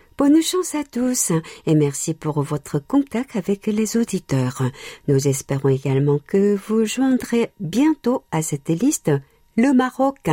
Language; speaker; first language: French; non-native, fluent; Korean